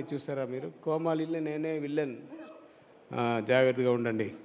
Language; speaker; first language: Telugu; non-native, learner; Tamil